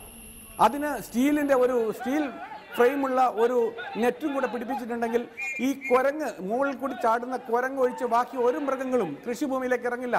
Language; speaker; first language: Malayalam; native; Malayalam